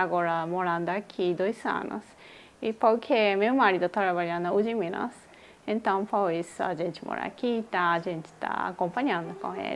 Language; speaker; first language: Portuguese; non-native, learner; Japanese